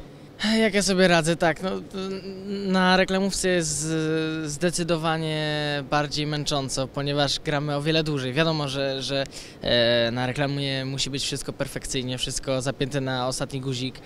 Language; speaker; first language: Polish; native; Polish